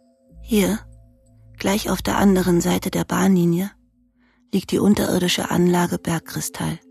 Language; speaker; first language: German; native; German